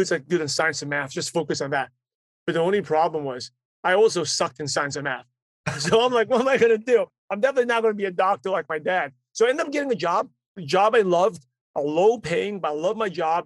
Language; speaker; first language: English; early bilingual, other home language; Cantonese